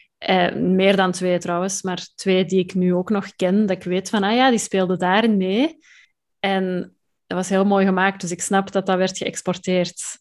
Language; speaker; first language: Dutch; native; Dutch